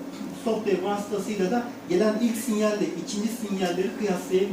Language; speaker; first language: Turkish; native; Turkish